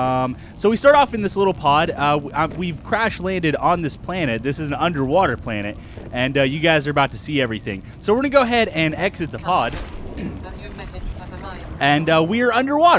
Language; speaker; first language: English; native; English